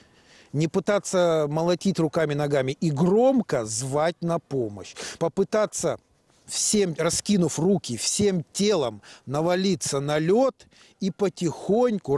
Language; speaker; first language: Russian; native; Russian